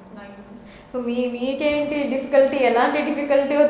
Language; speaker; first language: Telugu; native; Telugu